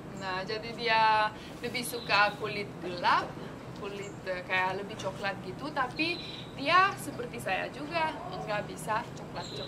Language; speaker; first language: Indonesian; non-native, fluent; Russian